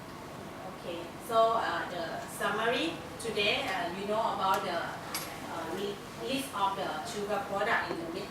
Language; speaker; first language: English; non-native, learner; Thai